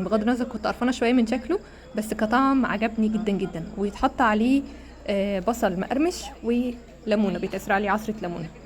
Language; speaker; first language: Arabic; native; Arabic